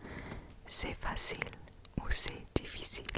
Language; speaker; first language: French; non-native, learner; English